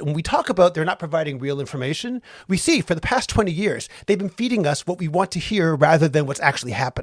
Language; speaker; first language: English; native; English